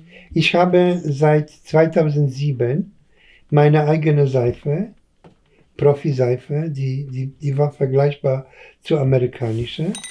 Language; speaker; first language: German; non-native, fluent; Polish